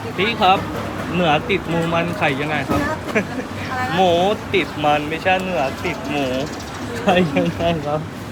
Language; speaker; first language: Thai; non-native, fluent; Punjabi